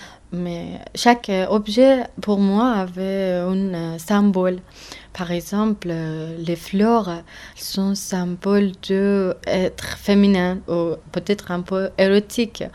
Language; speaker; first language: French; non-native, learner; Persian